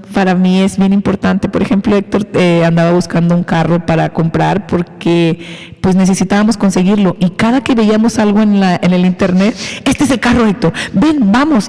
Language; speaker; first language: Spanish; native; Spanish